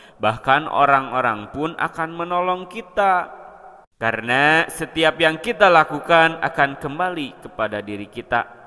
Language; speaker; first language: Indonesian; non-native, local second language; Sundanese